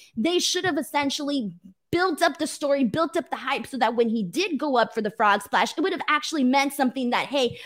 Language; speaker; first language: English; early bilingual, other home language; Spanish